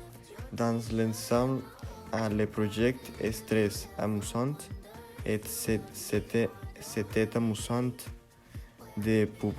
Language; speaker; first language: French; non-native, learner; Spanish